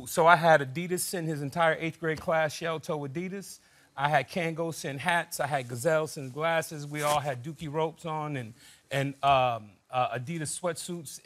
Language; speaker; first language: English; native; English